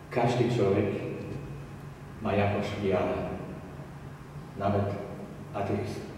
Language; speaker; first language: Polish; non-native, learner; German